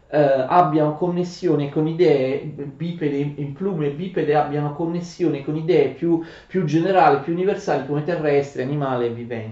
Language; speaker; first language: Italian; native; Italian